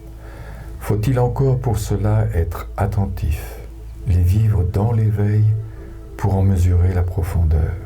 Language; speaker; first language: French; native; French